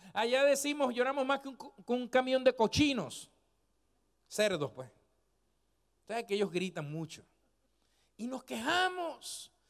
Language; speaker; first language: Spanish; native; Spanish